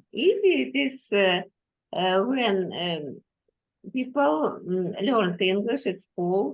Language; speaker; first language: English; non-native, learner; Russian